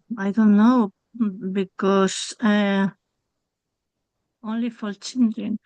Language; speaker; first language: English; non-native, learner; Spanish